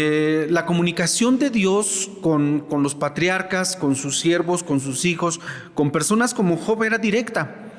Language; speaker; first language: Spanish; native; Spanish